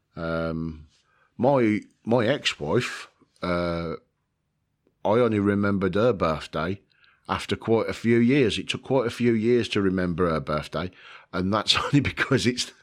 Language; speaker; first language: English; native; English